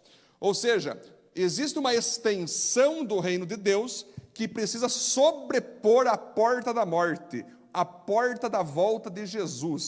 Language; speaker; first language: Portuguese; native; Portuguese